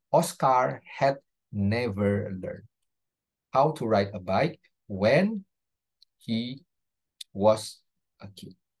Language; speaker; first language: English; non-native, fluent; Indonesian